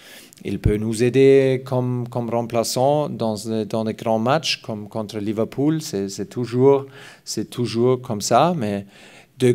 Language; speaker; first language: French; non-native, fluent; German